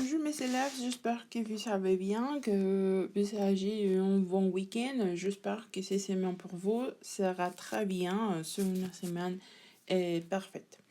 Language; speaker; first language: French; non-native, learner; Spanish